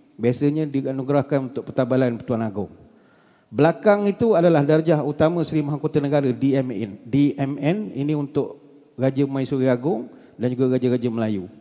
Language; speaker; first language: Malay; native; Malay